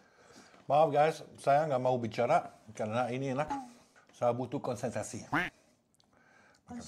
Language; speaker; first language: Indonesian; non-native, learner; French